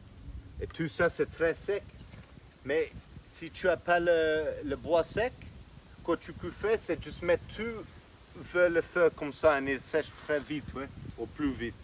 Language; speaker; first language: French; non-native, learner; English